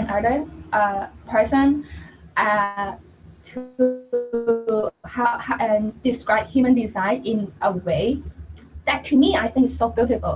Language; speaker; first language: English; non-native, local second language; Cantonese